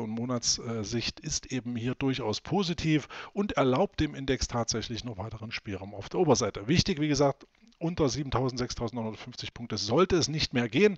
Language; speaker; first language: German; native; German